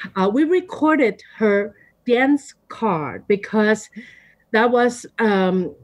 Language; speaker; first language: English; non-native, fluent; Chinese